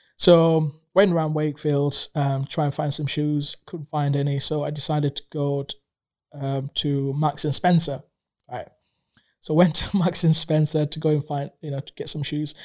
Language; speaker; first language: English; non-native, local second language; Swahili